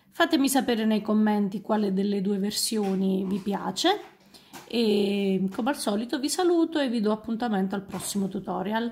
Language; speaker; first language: Italian; native; Italian